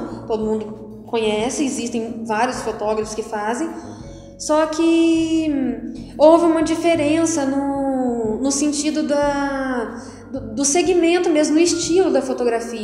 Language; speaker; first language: Portuguese; native; Portuguese